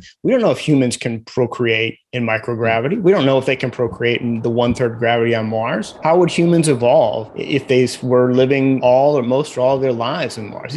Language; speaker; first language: English; native; English